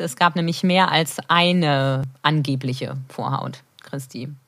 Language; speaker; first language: German; native; German